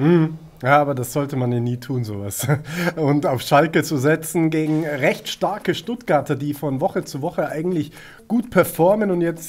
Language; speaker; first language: German; native; German